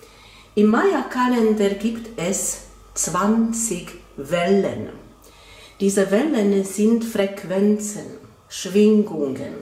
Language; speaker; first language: German; non-native, fluent; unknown